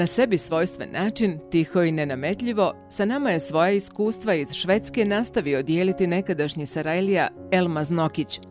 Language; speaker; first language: Bosnian; native; Bosnian